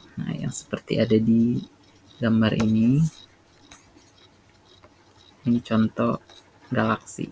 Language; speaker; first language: Indonesian; native; Indonesian